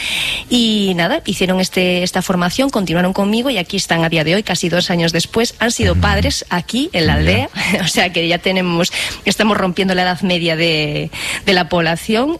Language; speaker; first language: Spanish; native; Spanish